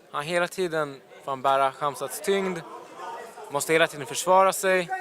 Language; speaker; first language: Swedish; native; Swedish